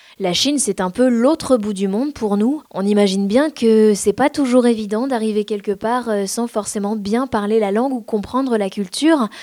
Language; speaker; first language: French; native; French